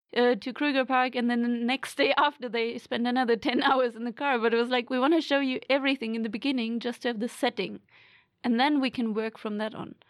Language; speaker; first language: English; non-native, fluent; German